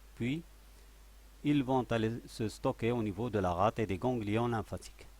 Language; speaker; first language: French; non-native, local second language; Arabic